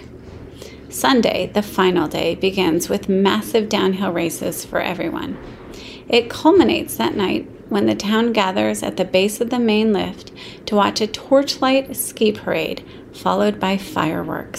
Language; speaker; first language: English; native; English